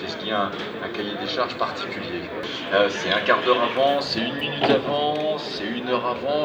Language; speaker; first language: French; native; French